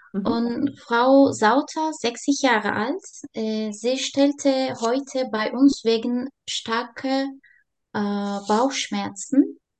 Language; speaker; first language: German; non-native, learner; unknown